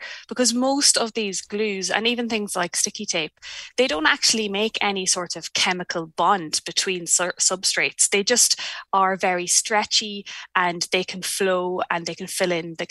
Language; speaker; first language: English; native; English